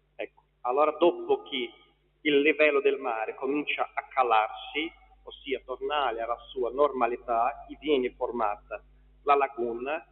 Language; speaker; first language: Italian; non-native, fluent; Portuguese